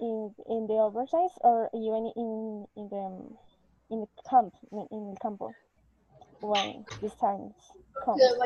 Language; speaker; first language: English; non-native, learner; Spanish